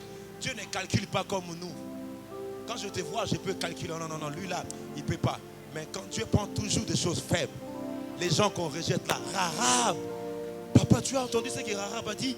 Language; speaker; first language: French; non-native, local second language; Lingala